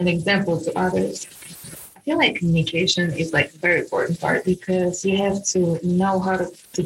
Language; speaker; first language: English; non-native, fluent; Russian